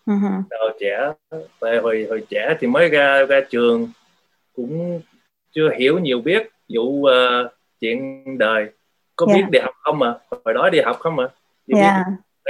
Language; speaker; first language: Vietnamese; early bilingual, heritage; Vietnamese